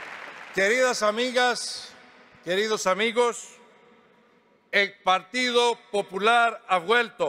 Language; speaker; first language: Spanish; non-native, fluent; Greek